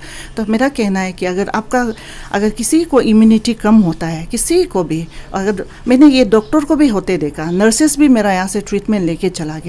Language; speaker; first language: Hindi; non-native, local second language; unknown